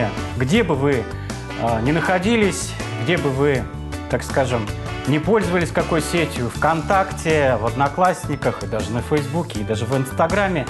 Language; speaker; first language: Russian; native; Russian